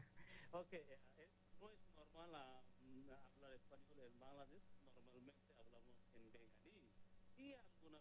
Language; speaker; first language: Spanish; non-native, fluent; Bangla